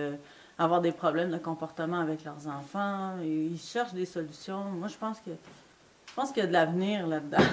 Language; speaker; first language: French; native; French